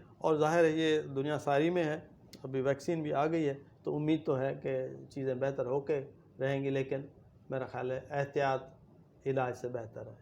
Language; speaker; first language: Urdu; non-native, local second language; Sindhi